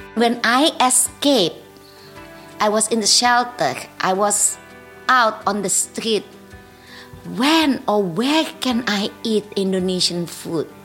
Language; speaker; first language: English; non-native, fluent; Indonesian